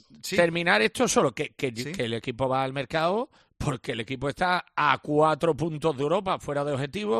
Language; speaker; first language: Spanish; native; Spanish